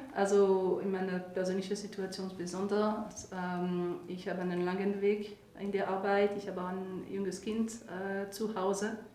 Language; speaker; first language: German; non-native, fluent; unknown